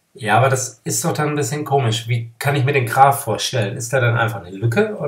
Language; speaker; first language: German; native; German